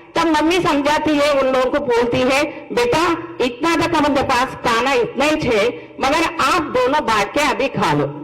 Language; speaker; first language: Hindi; non-native, local second language; Telugu